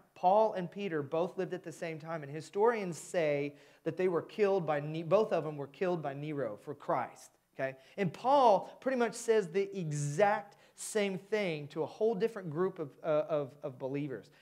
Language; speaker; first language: English; native; English